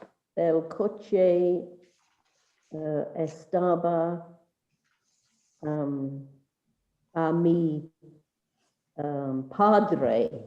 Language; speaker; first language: Spanish; non-native, learner; English